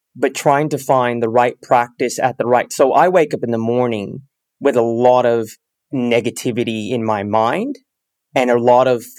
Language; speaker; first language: English; native; English